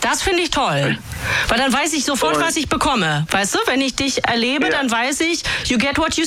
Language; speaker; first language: German; native; German